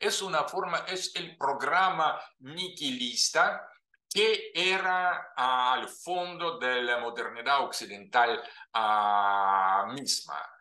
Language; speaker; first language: Spanish; non-native, fluent; Russian